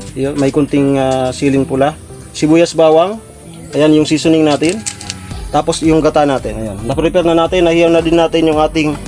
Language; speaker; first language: Filipino; non-native, local second language; Bikol